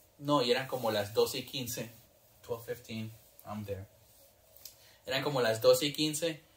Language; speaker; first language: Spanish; early bilingual, heritage; Spanish